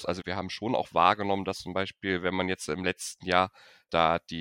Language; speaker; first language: German; native; German